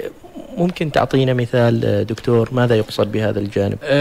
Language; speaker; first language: Arabic; native; Arabic